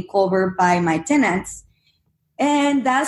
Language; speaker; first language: English; non-native, fluent; Spanish